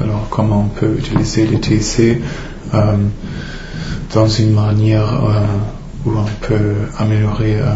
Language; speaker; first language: French; non-native, fluent; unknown